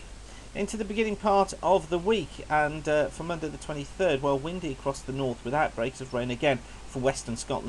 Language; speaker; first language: English; native; English